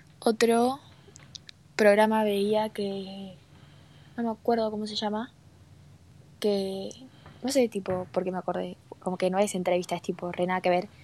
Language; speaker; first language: Spanish; native; Spanish